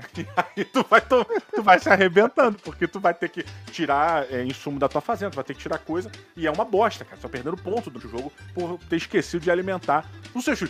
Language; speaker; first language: Portuguese; native; Portuguese